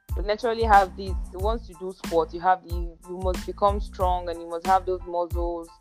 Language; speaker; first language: English; non-native, local second language; Yoruba